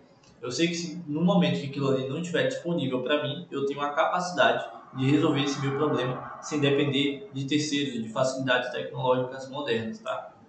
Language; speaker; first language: Portuguese; native; Portuguese